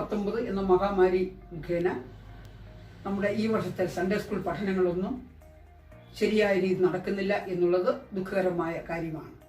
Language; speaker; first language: Malayalam; native; Malayalam